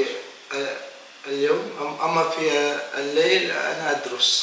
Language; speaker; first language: Arabic; non-native, fluent; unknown